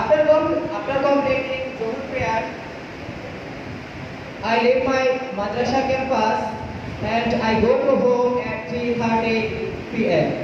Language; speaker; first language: English; non-native, learner; Bangla